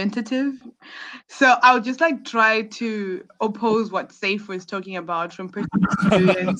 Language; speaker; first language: English; non-native, local second language; Shona